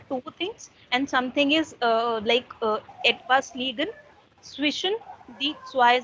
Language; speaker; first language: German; non-native, fluent; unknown